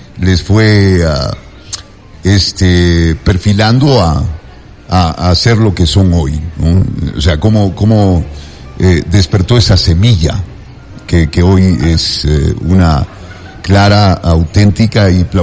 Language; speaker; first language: Spanish; native; Spanish